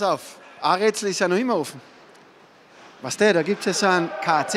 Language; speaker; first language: German; native; German